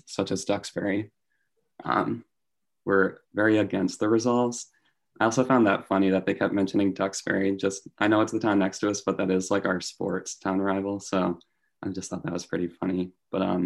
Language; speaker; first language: English; native; English